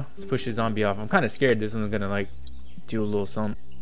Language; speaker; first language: English; native; English